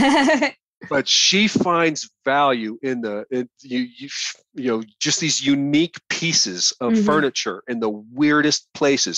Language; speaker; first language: English; native; English